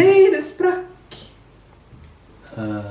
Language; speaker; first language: Swedish; early bilingual, other home language; Thai